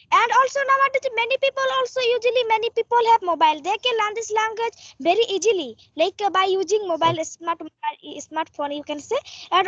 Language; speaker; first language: English; non-native, learner; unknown